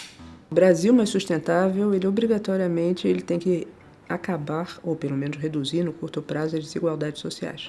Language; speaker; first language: Portuguese; native; Portuguese